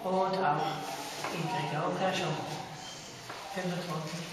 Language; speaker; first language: German; non-native, learner; Romanian